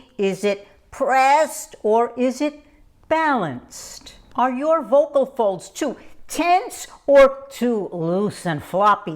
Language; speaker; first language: English; native; English